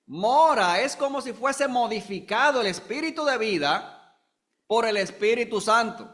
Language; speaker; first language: Spanish; native; Spanish